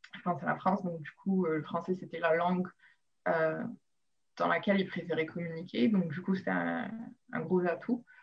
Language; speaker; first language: French; non-native, local second language; Arabic